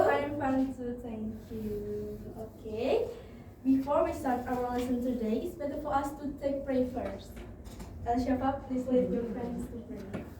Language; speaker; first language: English; non-native, learner; Indonesian